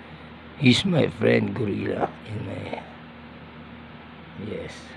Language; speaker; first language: English; non-native, learner; Filipino